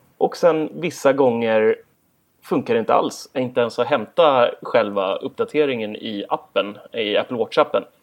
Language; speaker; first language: Swedish; native; Swedish